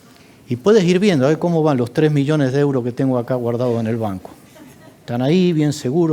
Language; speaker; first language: Spanish; native; Spanish